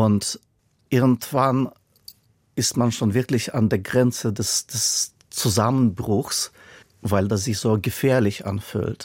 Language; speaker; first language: German; non-native, fluent; Russian